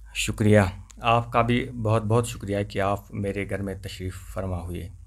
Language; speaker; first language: Urdu; non-native, local second language; Kashmiri